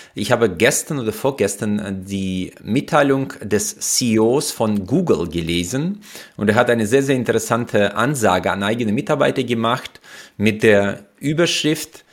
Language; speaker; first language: German; non-native, fluent; Russian